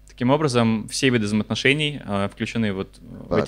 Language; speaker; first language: Russian; native; Russian